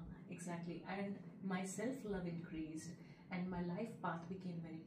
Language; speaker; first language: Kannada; non-native, local second language; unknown